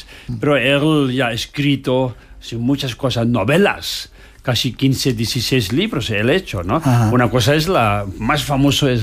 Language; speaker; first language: Spanish; non-native, learner; Tibetan